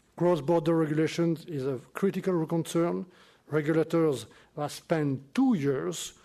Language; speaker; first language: English; non-native, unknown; French